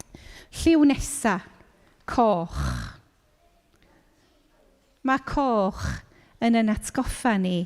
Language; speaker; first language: Welsh; native; Welsh